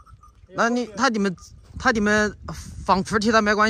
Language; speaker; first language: Chinese; native; Chinese